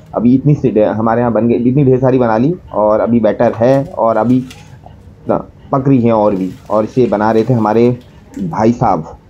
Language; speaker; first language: Hindi; non-native, local second language; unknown